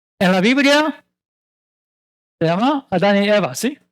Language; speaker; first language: Spanish; non-native, learner; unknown